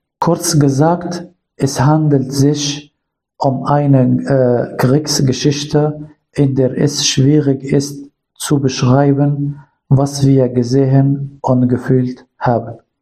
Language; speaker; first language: German; non-native, learner; Kurdish